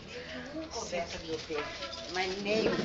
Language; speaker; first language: Portuguese; native; Portuguese